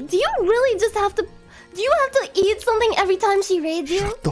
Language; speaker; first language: English; native; English